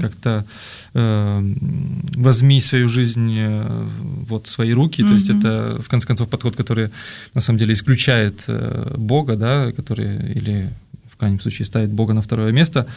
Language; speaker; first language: Russian; native; Russian